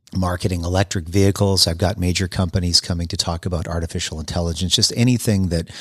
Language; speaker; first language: English; native; English